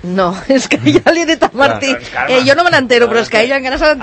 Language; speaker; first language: Catalan; native; Catalan